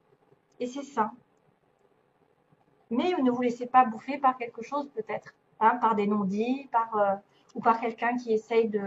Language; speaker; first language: French; native; French